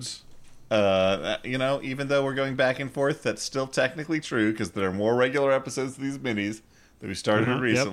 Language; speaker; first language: English; native; English